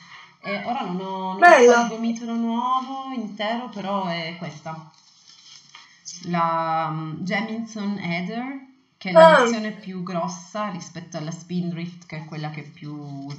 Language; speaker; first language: Italian; native; Italian